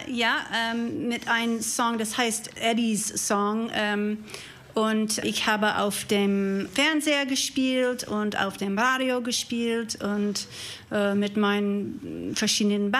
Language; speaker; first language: German; non-native, learner; English